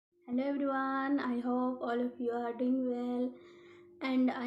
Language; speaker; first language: English; non-native, learner; Hindi